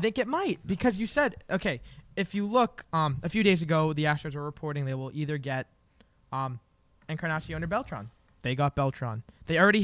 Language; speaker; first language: English; native; English